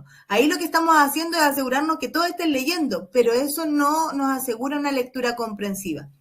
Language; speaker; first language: Spanish; native; Spanish